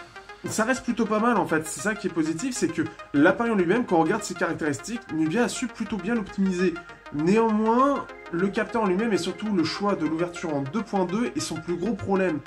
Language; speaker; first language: French; native; French